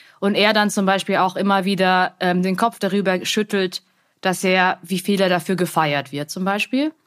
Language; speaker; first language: German; early bilingual, other home language; Vietnamese